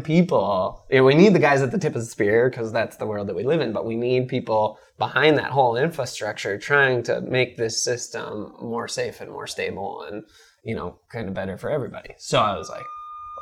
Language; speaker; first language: English; native; English